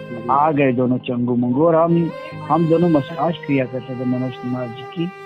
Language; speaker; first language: Hindi; native; Hindi